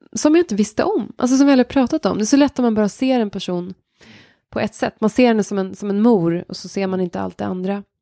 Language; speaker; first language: Swedish; native; Swedish